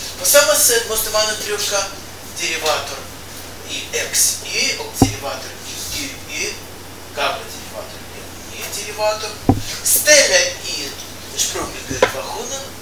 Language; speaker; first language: Swedish; non-native, fluent; Russian